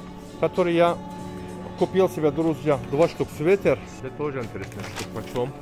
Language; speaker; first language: Russian; non-native, learner; Turkish